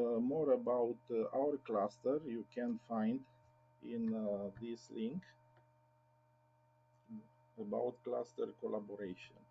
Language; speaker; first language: English; non-native, learner; Romanian